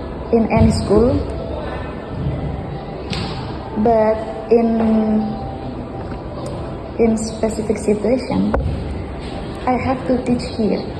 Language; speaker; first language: English; non-native, fluent; Indonesian